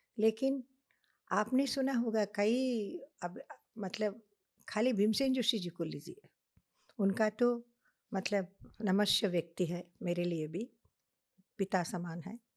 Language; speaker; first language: Hindi; non-native, local second language; Telugu